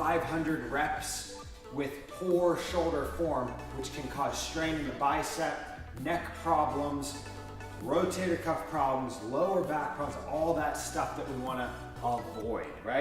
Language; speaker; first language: English; native; English